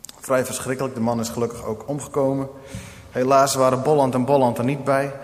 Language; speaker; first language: Dutch; non-native, local second language; Western Frisian